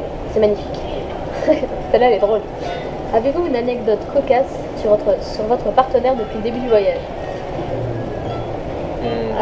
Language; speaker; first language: French; native; French